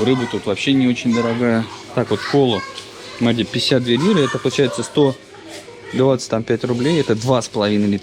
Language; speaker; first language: Russian; native; Russian